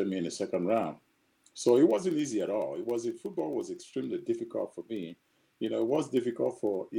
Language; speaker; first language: English; non-native, local second language; Igbo